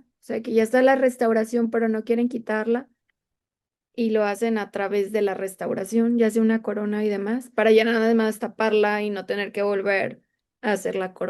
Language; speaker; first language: Spanish; native; Spanish